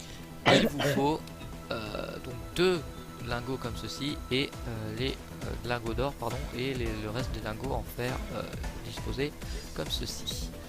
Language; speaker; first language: French; native; French